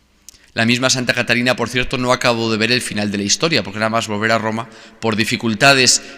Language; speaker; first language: Spanish; native; Spanish